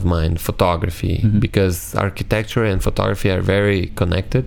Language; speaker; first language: English; non-native, fluent; Portuguese